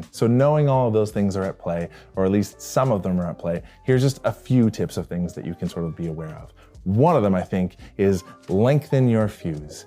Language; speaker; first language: English; native; English